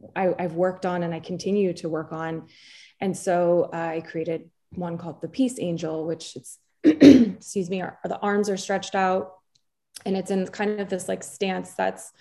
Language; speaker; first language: English; native; English